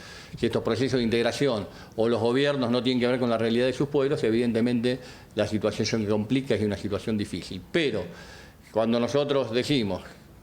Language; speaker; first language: Spanish; native; Spanish